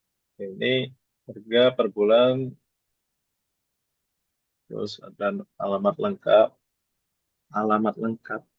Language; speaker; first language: Indonesian; native; Indonesian